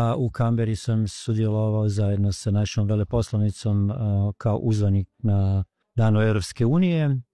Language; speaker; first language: Croatian; early bilingual, heritage; Croatian